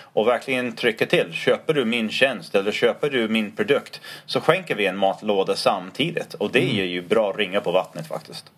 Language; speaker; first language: Swedish; non-native, fluent; English